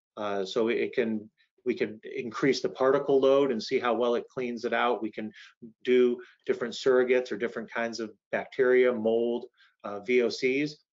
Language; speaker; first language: English; native; English